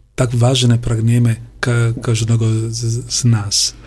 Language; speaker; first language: Ukrainian; non-native, learner; Italian